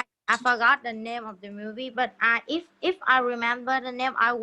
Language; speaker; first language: English; non-native, learner; Vietnamese